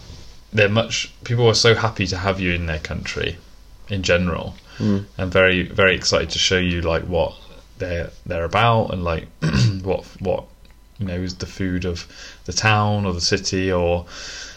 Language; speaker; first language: English; native; English